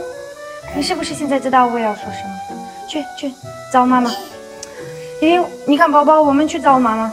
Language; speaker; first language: Chinese; non-native, learner; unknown